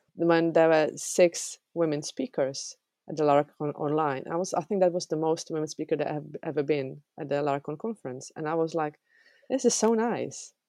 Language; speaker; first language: English; non-native, fluent; Czech